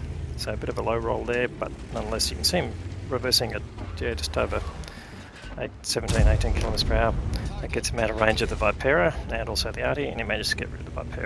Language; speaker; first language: English; native; English